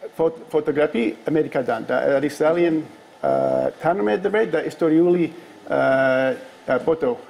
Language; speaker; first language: Georgian; non-native, learner; English